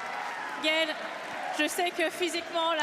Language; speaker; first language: French; native; French